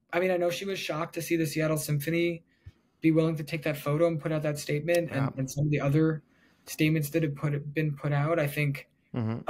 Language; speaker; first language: English; native; English